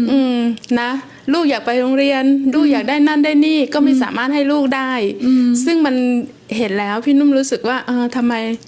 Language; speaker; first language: Thai; native; Thai